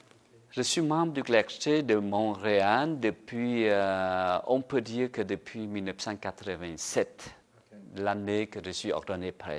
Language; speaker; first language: French; non-native, fluent; Vietnamese